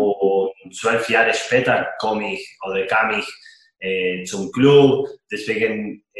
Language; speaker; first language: German; non-native, fluent; Spanish